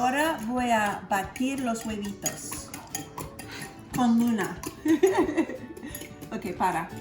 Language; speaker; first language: Spanish; non-native, learner; English